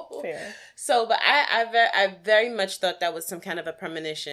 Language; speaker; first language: English; native; English